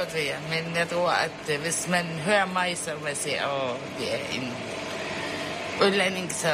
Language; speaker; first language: Danish; non-native, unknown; Arabic